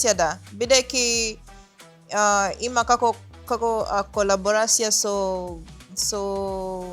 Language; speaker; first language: Macedonian; non-native, learner; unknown